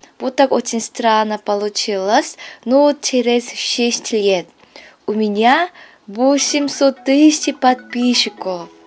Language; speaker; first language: Russian; non-native, fluent; Korean